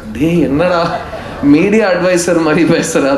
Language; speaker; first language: Tamil; native; Tamil